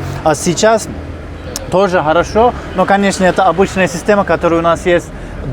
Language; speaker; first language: Russian; non-native, fluent; Turkish